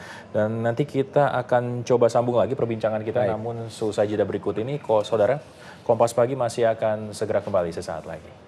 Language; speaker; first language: Indonesian; native; Indonesian